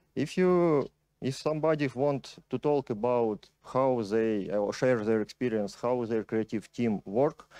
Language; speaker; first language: English; non-native, fluent; Ukrainian